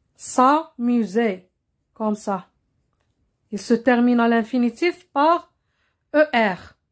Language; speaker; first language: French; non-native, local second language; Arabic